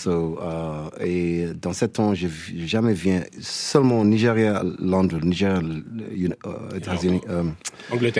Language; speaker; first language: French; non-native, learner; English